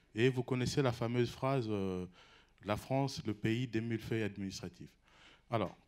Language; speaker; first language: French; non-native, local second language; Lingala